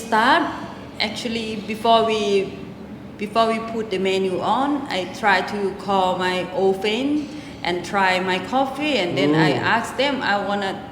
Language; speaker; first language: English; non-native, local second language; Thai